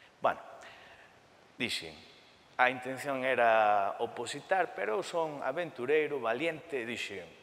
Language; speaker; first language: Galician; early bilingual, other home language; Spanish